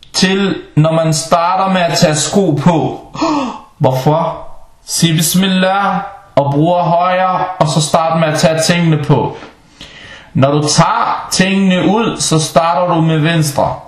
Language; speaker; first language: Danish; non-native, fluent; Arabic